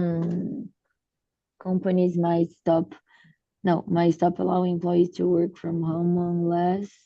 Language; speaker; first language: English; non-native, learner; Portuguese